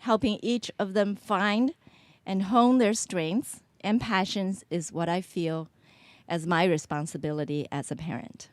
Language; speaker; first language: English; early bilingual, other home language; Chinese